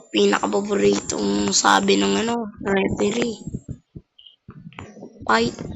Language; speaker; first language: Filipino; native; Filipino